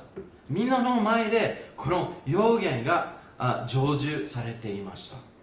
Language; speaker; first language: Japanese; non-native, fluent; English